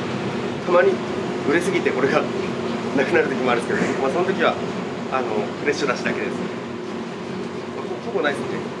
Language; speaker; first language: Japanese; native; Japanese